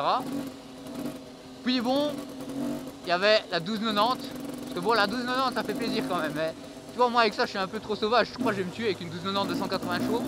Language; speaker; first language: French; native; French